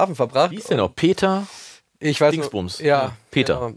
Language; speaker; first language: German; native; German